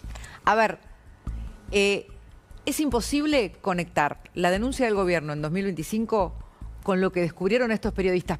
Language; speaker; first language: Spanish; native; Spanish